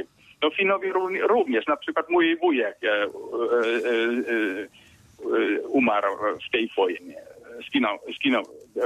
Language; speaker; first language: Polish; non-native, fluent; Finnish